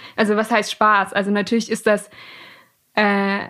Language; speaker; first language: German; early bilingual, other home language; Persian